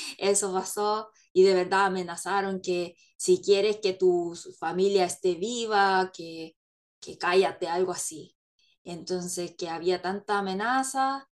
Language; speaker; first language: Spanish; non-native, fluent; Korean